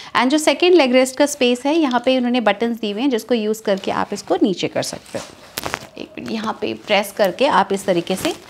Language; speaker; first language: Hindi; native; Hindi